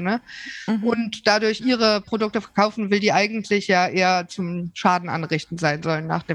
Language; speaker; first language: German; native; German